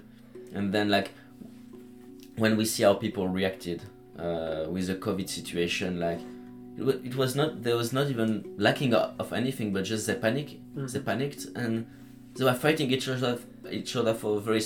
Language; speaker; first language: English; non-native, fluent; French